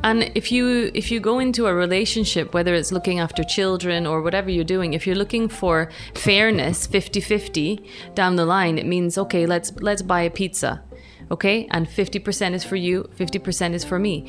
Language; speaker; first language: English; native; English